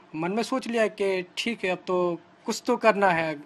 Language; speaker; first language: Hindi; native; Hindi